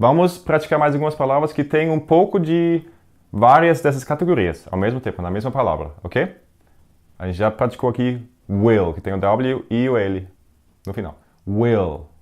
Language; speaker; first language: Portuguese; non-native, fluent; Danish